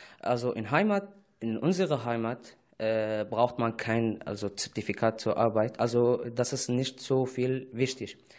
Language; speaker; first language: German; non-native, learner; Arabic